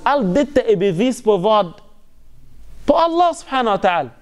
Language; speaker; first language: Swedish; non-native, fluent; Arabic